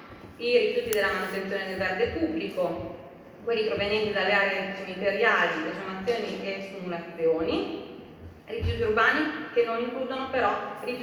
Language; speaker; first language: Italian; native; Italian